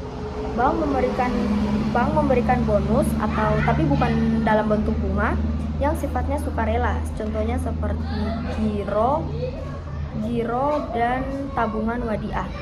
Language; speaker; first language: Indonesian; native; Indonesian